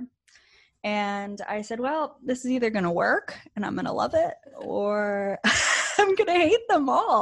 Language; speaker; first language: English; native; English